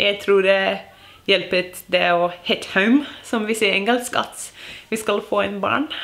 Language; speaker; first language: Norwegian; non-native, learner; English